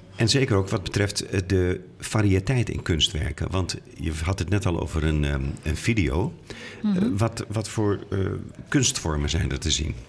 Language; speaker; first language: Dutch; native; Dutch